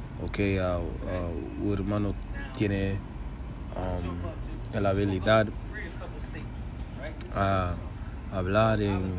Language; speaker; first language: Spanish; non-native, learner; English